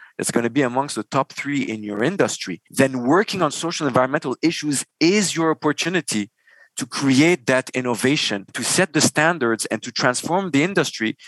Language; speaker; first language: English; non-native, fluent; Arabic